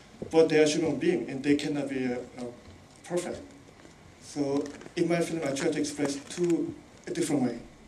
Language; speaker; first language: English; non-native, fluent; Korean